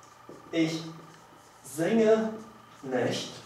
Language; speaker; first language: German; non-native, learner; Polish